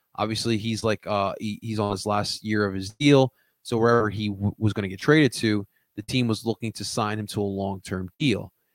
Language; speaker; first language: English; early bilingual, other home language; Spanish